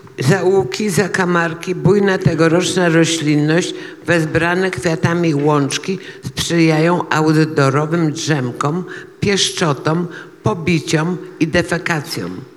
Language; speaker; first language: Polish; native; Polish